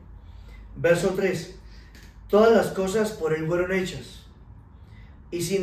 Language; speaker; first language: Spanish; native; Spanish